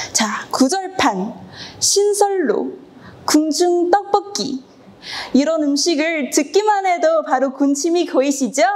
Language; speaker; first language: Korean; non-native, fluent; Cantonese